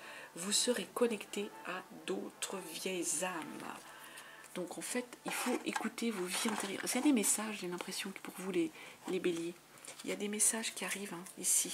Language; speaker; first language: French; native; French